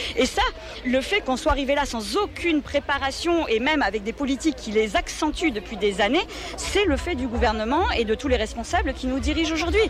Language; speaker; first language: French; native; French